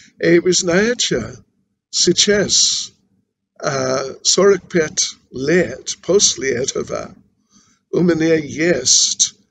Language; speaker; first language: Russian; non-native, learner; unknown